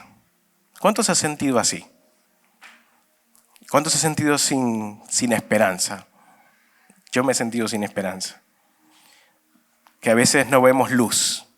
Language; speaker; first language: Spanish; native; Spanish